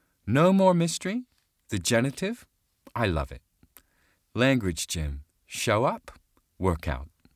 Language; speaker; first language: English; native; English